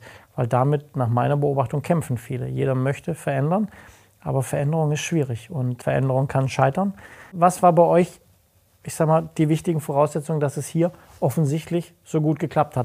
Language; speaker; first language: German; native; German